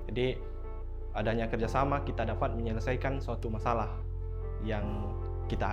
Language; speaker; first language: Indonesian; non-native, local second language; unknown